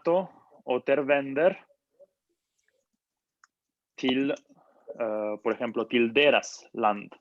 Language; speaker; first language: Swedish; non-native, fluent; Spanish